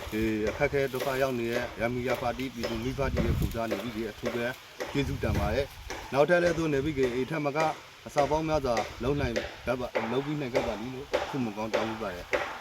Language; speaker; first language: Burmese; native; Burmese